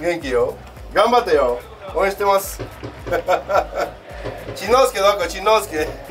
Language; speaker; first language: Japanese; non-native, learner; Spanish